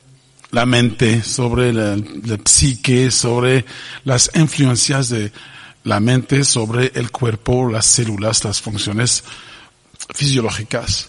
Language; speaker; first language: Spanish; non-native, fluent; French